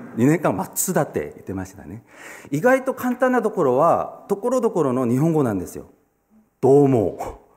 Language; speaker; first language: Japanese; non-native, fluent; Korean